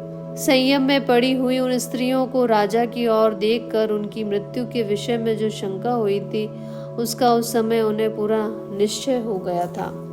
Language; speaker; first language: Hindi; native; Hindi